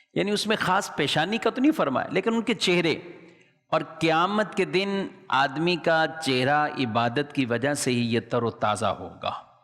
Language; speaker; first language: Urdu; native; Urdu